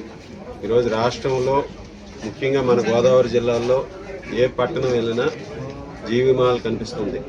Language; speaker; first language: Telugu; native; Telugu